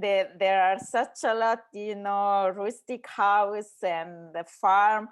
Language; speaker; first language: English; non-native, learner; Italian